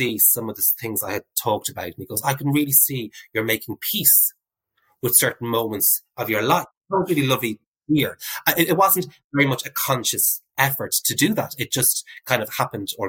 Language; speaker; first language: English; native; English